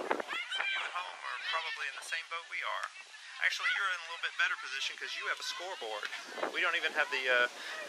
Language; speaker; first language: English; native; English